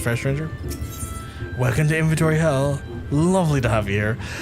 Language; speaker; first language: English; native; English